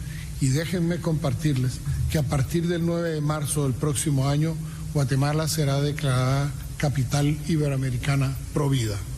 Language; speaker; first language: Spanish; native; Spanish